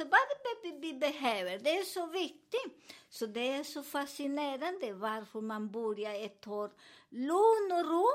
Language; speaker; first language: Swedish; non-native, learner; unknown